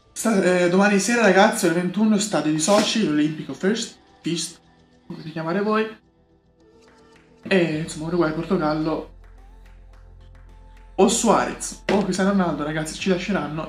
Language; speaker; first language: Italian; native; Italian